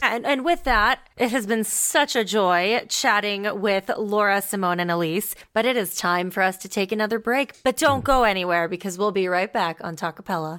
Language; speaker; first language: English; native; English